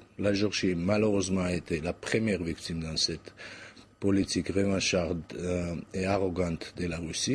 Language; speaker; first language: French; non-native, fluent; Georgian